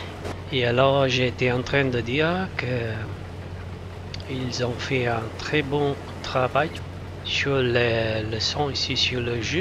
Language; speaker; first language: French; non-native, fluent; Italian